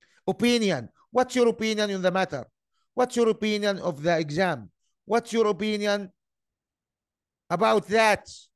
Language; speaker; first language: English; non-native, fluent; Arabic